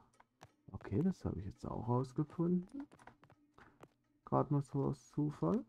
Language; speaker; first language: German; native; German